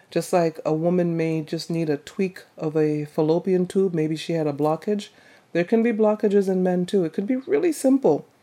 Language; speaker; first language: English; native; English